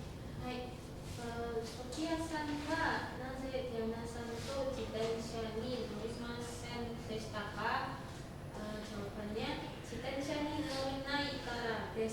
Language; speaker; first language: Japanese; non-native, learner; Indonesian